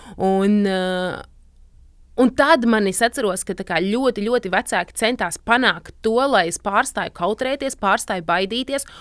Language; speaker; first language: Latvian; native; Latvian